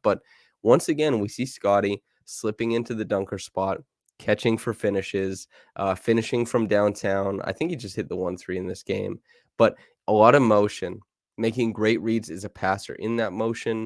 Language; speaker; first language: English; native; English